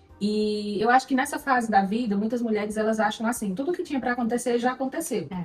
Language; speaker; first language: Portuguese; native; Portuguese